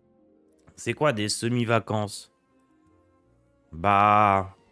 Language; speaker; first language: French; native; French